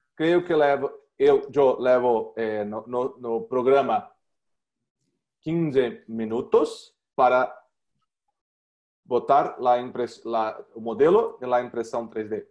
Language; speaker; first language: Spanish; non-native, learner; Portuguese